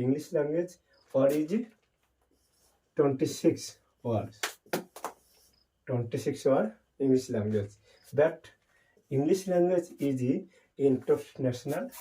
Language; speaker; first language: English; non-native, learner; Hindi